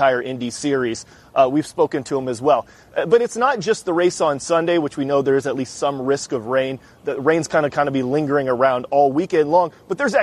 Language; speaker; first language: English; native; English